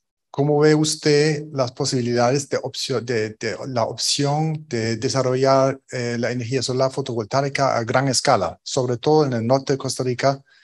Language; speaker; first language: Spanish; non-native, fluent; German